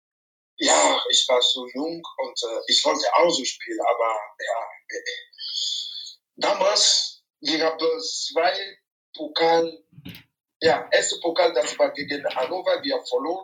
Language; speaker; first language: German; non-native, fluent; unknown